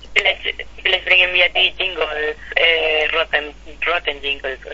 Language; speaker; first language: German; non-native, learner; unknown